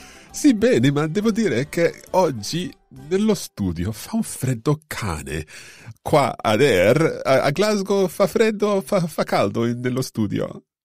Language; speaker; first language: Italian; non-native, fluent; English